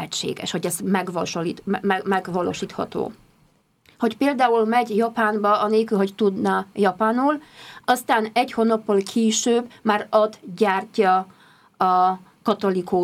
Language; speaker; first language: Hungarian; non-native, fluent; Polish